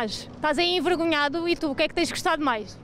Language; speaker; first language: Portuguese; native; Portuguese